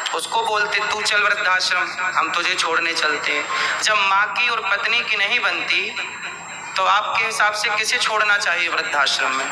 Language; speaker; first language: Hindi; native; Hindi